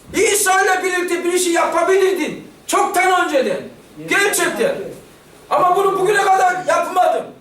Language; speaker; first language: Turkish; non-native, fluent; Korean